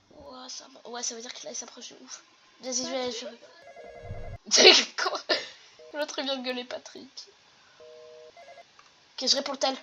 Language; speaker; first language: French; native; French